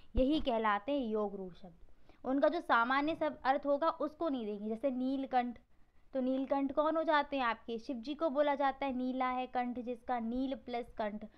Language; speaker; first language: Hindi; native; Hindi